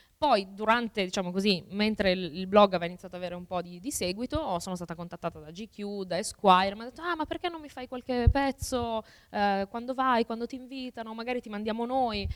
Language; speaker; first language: Italian; early bilingual, other home language; Albanian